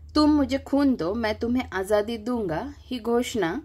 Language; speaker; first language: Hindi; non-native, local second language; Marathi